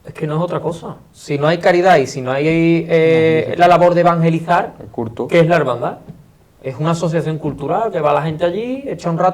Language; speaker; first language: Spanish; native; Spanish